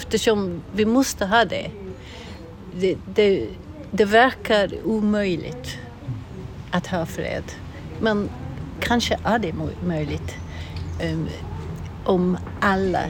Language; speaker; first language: Swedish; non-native, learner; English